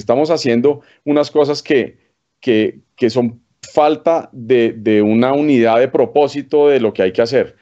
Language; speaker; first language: Spanish; native; Spanish